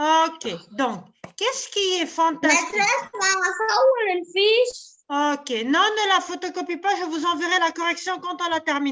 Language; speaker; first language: French; non-native, local second language; Arabic